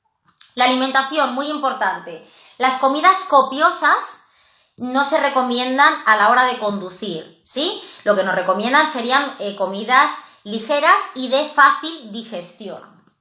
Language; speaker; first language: Spanish; native; Spanish